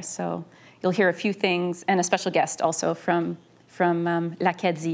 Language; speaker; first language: English; early bilingual, other home language; French